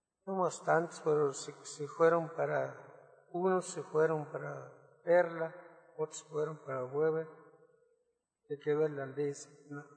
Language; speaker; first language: Spanish; non-native, local second language; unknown